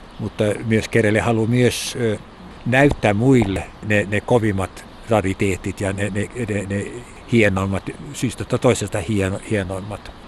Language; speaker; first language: Finnish; non-native, local second language; Swedish